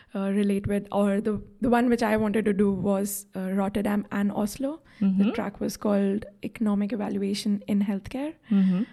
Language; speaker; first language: English; non-native, local second language; Hindi